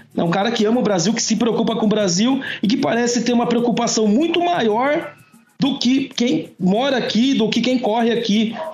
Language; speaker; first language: Portuguese; native; Portuguese